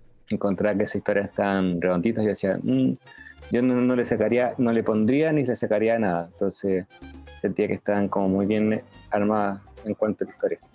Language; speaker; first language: Spanish; native; Spanish